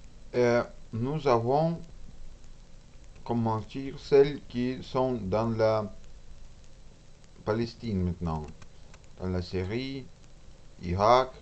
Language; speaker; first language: French; non-native, learner; Russian